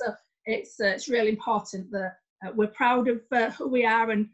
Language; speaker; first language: English; native; English